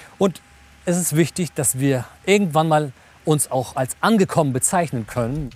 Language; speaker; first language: German; early bilingual, other home language; Russian